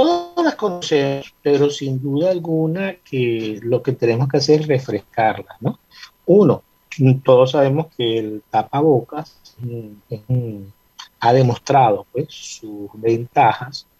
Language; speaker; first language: Spanish; native; Spanish